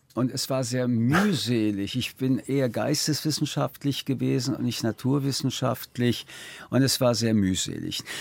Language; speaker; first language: German; early bilingual, other home language; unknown